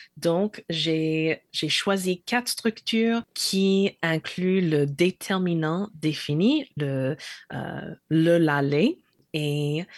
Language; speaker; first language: French; non-native, fluent; English